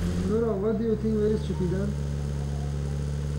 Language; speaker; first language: English; non-native, learner; Persian